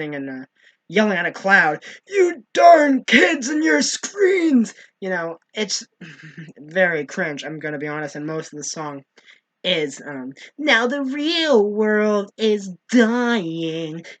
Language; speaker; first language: English; native; English